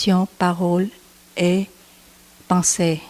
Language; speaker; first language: French; non-native, learner; Vietnamese